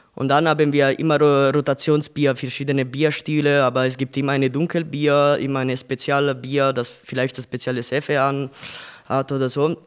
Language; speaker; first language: German; non-native, learner; Italian